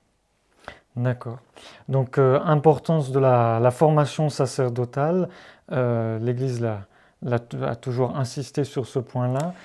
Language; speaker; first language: French; native; French